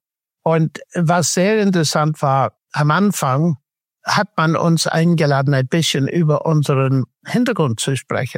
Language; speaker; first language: German; non-native, fluent; English